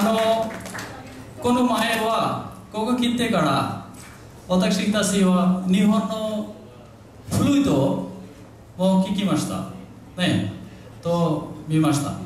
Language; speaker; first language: Japanese; non-native, learner; Bangla